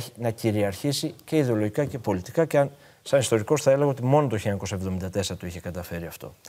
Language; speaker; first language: Greek; native; Greek